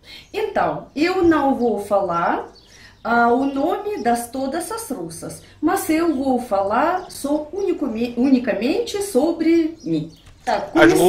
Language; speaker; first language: Portuguese; non-native, fluent; Russian